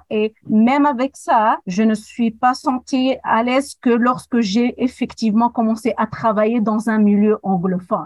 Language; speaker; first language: French; non-native, local second language; Arabic